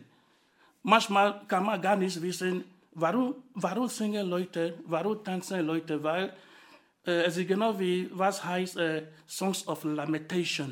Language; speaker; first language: German; non-native, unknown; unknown